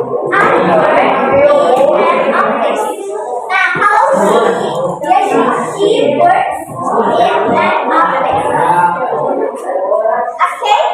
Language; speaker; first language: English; non-native, fluent; Indonesian